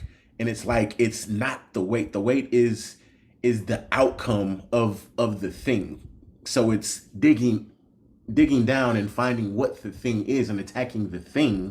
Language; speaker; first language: English; native; English